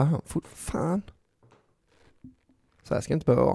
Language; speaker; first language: Swedish; native; Swedish